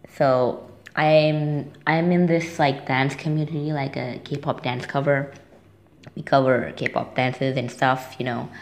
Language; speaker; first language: English; non-native, fluent; Indonesian